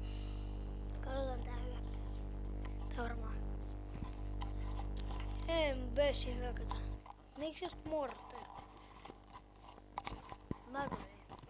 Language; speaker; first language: Finnish; native; Finnish